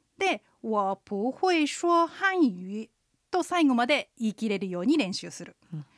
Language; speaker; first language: Japanese; native; Japanese